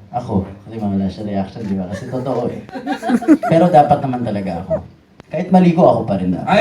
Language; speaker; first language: Filipino; native; Filipino